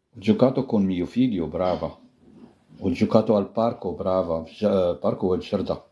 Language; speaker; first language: Italian; non-native, fluent; Arabic